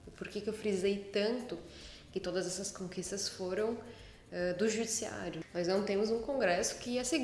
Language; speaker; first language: Portuguese; native; Portuguese